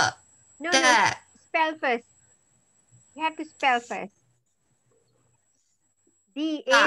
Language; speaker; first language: English; non-native, learner; Malay